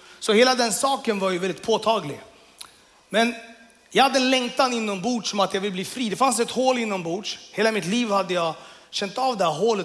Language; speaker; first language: Swedish; early bilingual, other home language; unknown